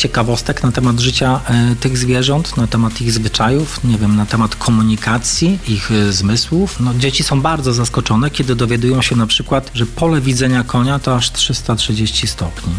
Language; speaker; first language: Polish; native; Polish